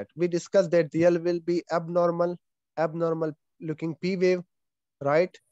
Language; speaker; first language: English; non-native, fluent; Pashto